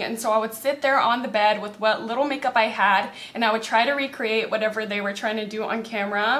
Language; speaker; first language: English; native; English